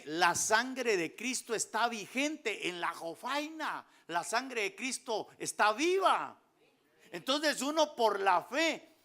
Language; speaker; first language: Spanish; native; Spanish